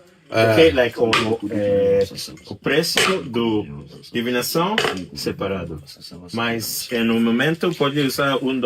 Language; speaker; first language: Portuguese; non-native, learner; English